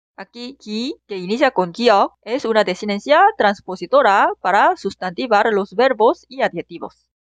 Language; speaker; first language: Spanish; non-native, fluent; Korean